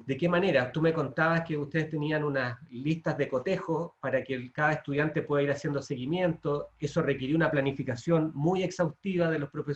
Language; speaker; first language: Spanish; native; Spanish